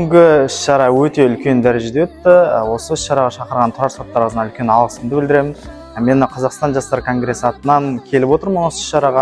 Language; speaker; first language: Kazakh; native; Kazakh